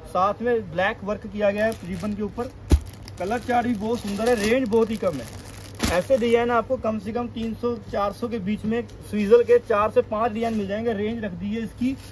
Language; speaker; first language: Hindi; non-native, local second language; Punjabi